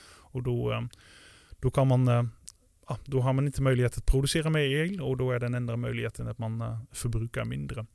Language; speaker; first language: Swedish; non-native, fluent; Dutch